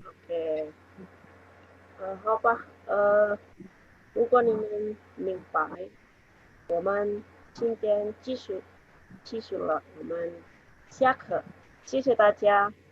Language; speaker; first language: Chinese; non-native, learner; Indonesian